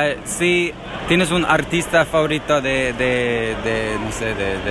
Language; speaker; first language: Spanish; non-native, learner; English